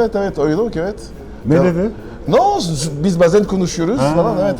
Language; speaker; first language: Turkish; non-native, learner; French